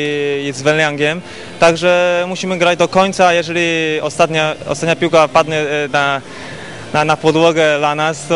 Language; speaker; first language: Polish; non-native, fluent; Chinese